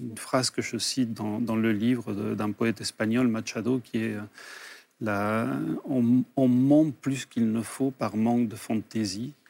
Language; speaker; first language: French; early bilingual, other home language; Spanish